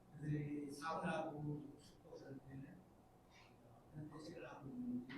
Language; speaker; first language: Korean; non-native, learner; Indonesian